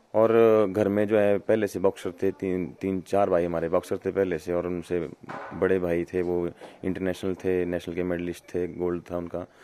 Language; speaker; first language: Hindi; native; Hindi